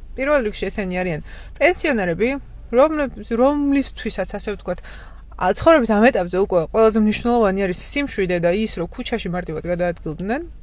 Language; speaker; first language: Georgian; native; Georgian